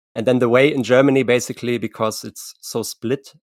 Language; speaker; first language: English; non-native, fluent; German